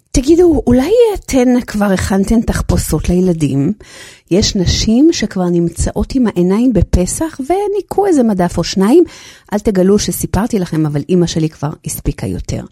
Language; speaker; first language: Hebrew; native; Hebrew